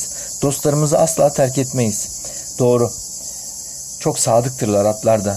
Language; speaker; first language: Turkish; native; Turkish